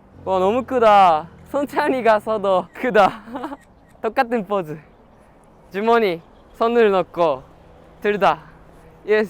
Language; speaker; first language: Korean; non-native, learner; Japanese